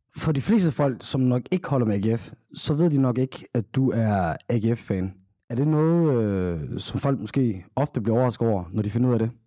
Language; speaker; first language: Danish; early bilingual, other home language; Somali